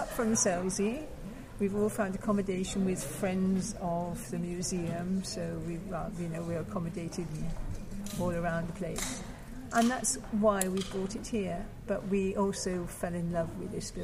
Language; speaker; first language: English; native; English